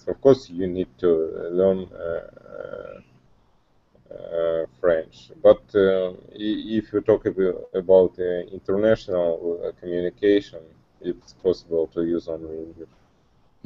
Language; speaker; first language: English; non-native, learner; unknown